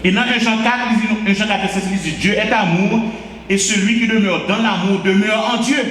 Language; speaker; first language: French; non-native, local second language; Haitian Creole